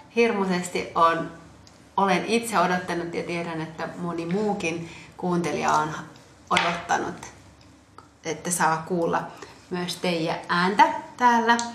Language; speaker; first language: Finnish; early bilingual, other home language; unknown